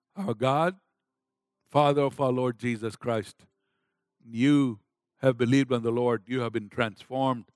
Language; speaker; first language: English; non-native, local second language; Gujarati